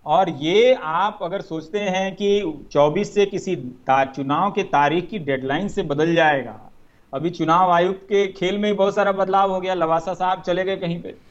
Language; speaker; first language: Hindi; native; Hindi